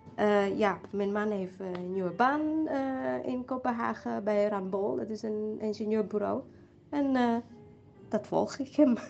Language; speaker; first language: Dutch; non-native, fluent; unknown